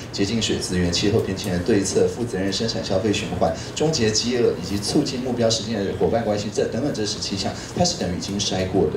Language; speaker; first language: Chinese; native; Chinese